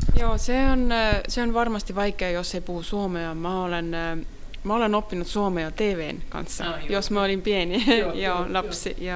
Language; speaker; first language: Finnish; non-native, learner; Estonian